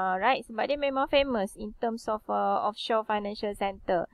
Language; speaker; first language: English; non-native, local second language; Malay